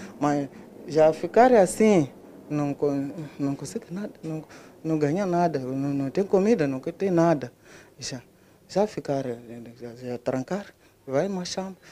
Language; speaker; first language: Portuguese; non-native, learner; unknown